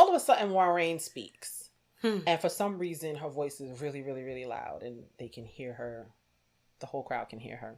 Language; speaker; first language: English; native; English